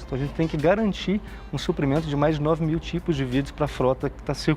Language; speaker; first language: Portuguese; native; Portuguese